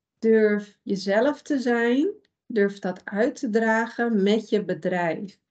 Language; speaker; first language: Dutch; early bilingual, other home language; Persian